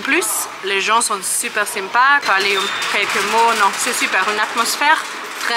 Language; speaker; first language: French; non-native, learner; Italian